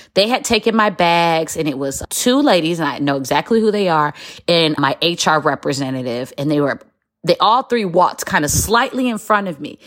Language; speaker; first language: English; native; English